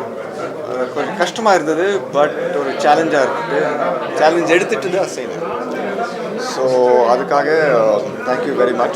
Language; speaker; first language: Tamil; non-native, fluent; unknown